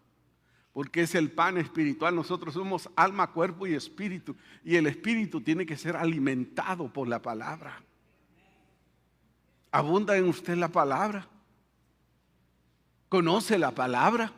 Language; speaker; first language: Spanish; native; Spanish